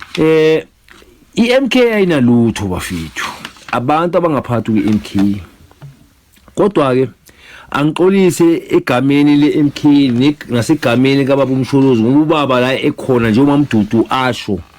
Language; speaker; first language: Zulu; native; Zulu